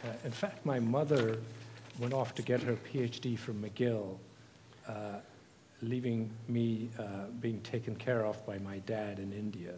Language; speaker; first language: English; non-native, local second language; Tamil